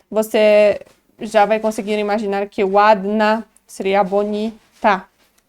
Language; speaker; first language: Portuguese; non-native, fluent; Polish